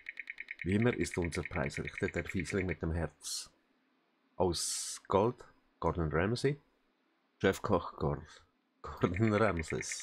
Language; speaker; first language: German; native; German